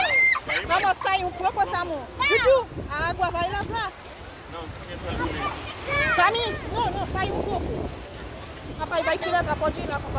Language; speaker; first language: Portuguese; non-native, learner; Haitian Creole